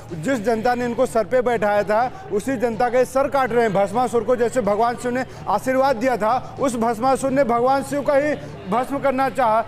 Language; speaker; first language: Hindi; native; Hindi